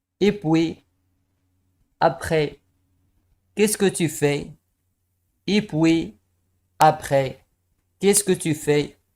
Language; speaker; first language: French; non-native, local second language; Arabic